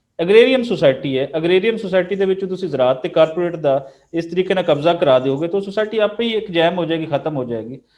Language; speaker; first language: Punjabi; native; Punjabi